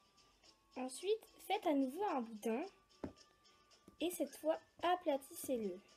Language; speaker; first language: French; native; French